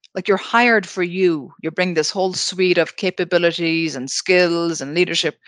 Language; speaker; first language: English; native; English